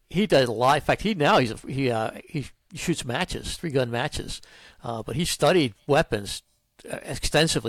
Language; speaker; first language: English; native; English